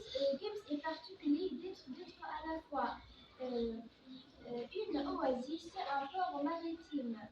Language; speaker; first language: French; non-native, learner; Arabic